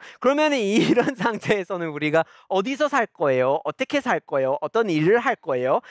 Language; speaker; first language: Korean; non-native, fluent; English